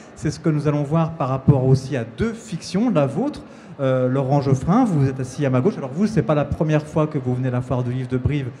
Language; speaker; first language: French; native; French